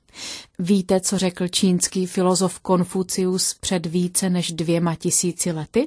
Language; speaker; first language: Czech; native; Czech